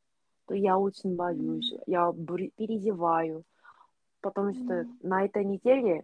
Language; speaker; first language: Russian; non-native, learner; Korean